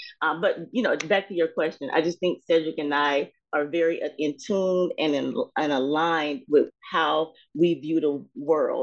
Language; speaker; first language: English; native; English